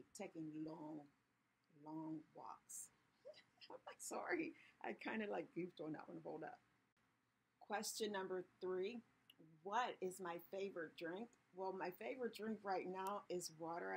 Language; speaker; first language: English; native; English